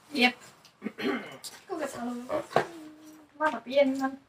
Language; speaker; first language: Finnish; non-native, learner; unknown